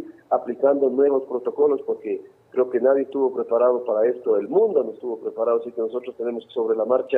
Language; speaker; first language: Spanish; native; Spanish